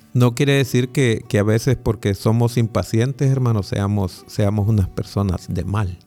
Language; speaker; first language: Spanish; native; Spanish